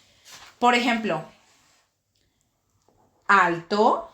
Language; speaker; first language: Spanish; early bilingual, heritage; Spanish